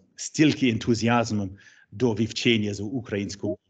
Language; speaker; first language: Ukrainian; non-native, learner; English